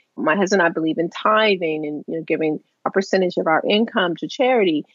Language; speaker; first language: English; native; English